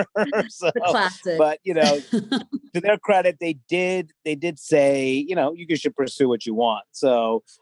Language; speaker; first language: English; native; English